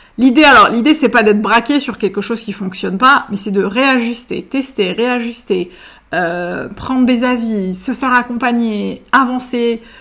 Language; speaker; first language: French; native; French